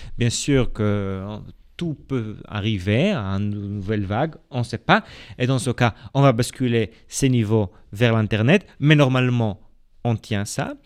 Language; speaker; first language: French; non-native, fluent; Hebrew